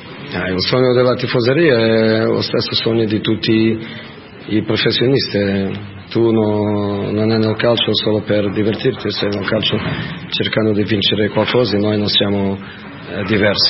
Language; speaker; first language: Italian; non-native, fluent; Portuguese